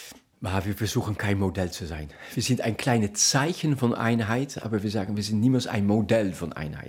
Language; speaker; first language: German; non-native, fluent; Dutch